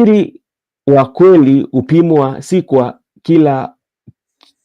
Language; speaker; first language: Swahili; non-native, local second language; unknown